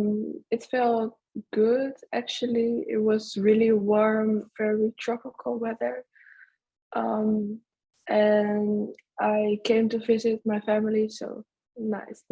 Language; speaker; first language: English; non-native, fluent; Dutch